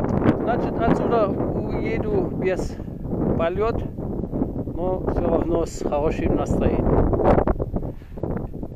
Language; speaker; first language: Russian; non-native, learner; German